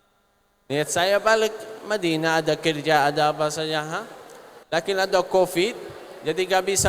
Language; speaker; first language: Indonesian; non-native, learner; Arabic